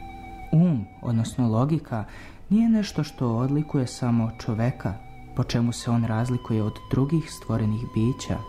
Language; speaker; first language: Serbian; native; Serbian